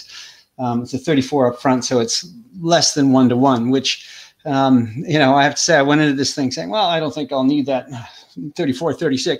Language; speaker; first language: English; native; English